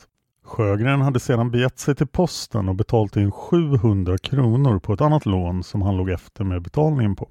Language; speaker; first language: Swedish; native; Swedish